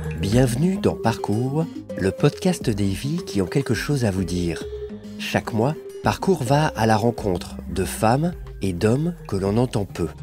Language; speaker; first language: French; native; French